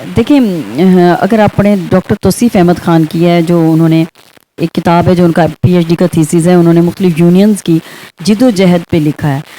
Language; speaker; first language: Urdu; non-native, local second language; Saraiki